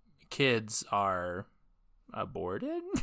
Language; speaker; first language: English; native; English